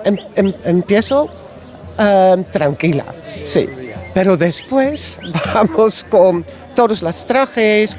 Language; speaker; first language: Spanish; non-native, learner; Dutch